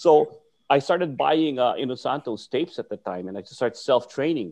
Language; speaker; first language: English; non-native, local second language; Filipino